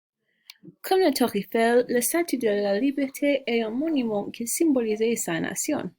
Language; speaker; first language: French; non-native, learner; English